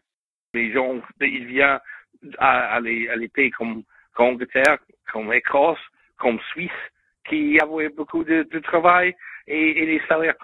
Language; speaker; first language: French; non-native, learner; English